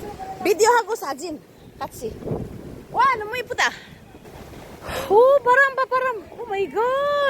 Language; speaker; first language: Korean; non-native, learner; Filipino